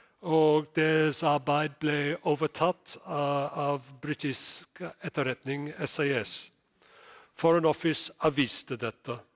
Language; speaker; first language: Norwegian; non-native, fluent; English